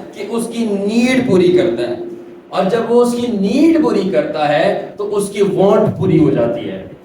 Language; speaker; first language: Urdu; non-native, local second language; Punjabi